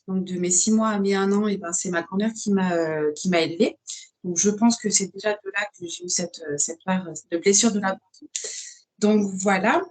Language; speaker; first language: French; native; French